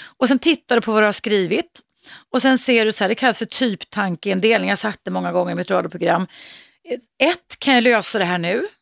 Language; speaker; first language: Swedish; native; Swedish